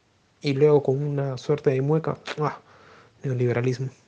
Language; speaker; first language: Spanish; native; Spanish